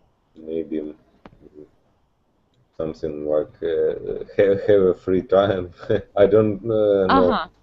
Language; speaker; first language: English; non-native, learner; Russian